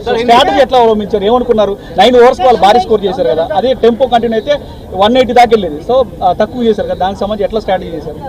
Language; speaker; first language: Telugu; native; Telugu